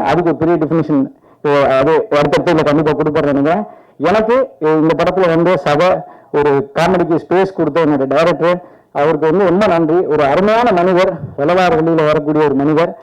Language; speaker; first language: Tamil; native; Tamil